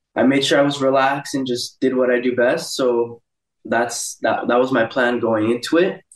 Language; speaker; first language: English; early bilingual, other home language; Portuguese